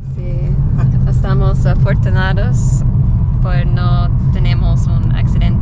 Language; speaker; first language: Spanish; non-native, learner; English